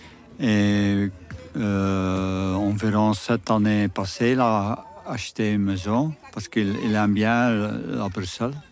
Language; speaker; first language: French; non-native, learner; Dutch